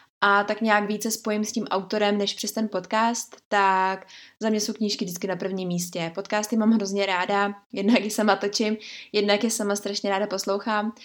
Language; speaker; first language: Czech; native; Czech